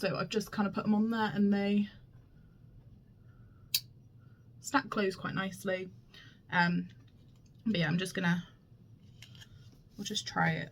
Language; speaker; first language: English; native; English